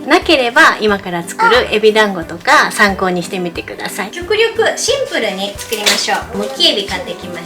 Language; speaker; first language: Japanese; native; Japanese